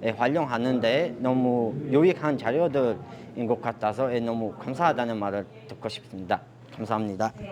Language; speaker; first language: Korean; non-native, fluent; Tajik